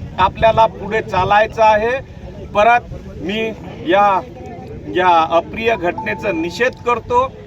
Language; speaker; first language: Marathi; non-native, local second language; Lambadi